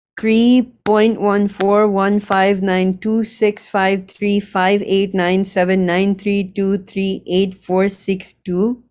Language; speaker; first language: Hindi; early bilingual, heritage; Gujarati